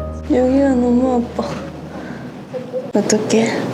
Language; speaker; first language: Korean; non-native, fluent; Japanese